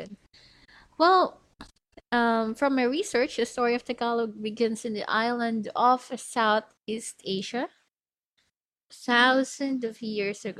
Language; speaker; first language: English; non-native, local second language; Filipino